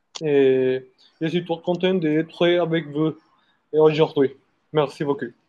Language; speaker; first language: French; non-native, learner; Spanish